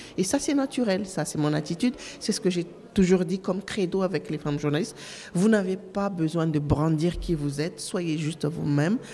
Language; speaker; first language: French; non-native, local second language; Malagasy